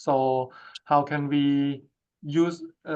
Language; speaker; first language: English; non-native, fluent; Thai